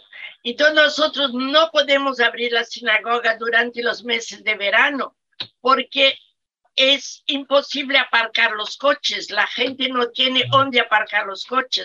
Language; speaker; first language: Spanish; non-native, fluent; Portuguese